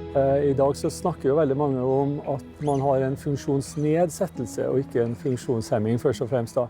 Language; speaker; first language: Norwegian; native; Norwegian